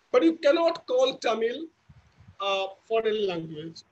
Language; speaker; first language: English; non-native, local second language; Bangla